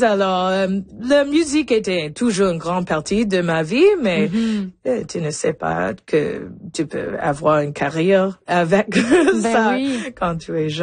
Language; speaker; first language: French; non-native, local second language; English